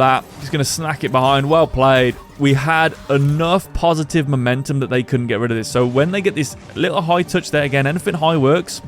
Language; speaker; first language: English; native; English